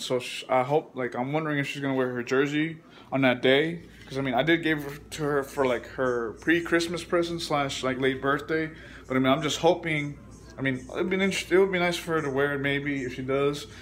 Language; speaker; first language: English; early bilingual, other home language; Spanish